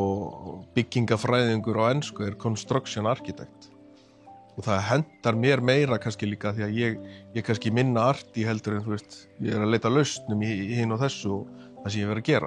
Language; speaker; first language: Icelandic; native; Icelandic